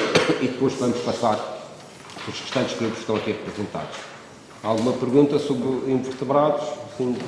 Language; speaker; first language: Portuguese; native; Portuguese